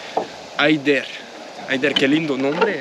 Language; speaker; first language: Spanish; non-native, learner; French